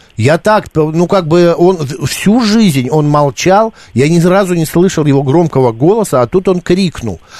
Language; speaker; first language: Russian; native; Russian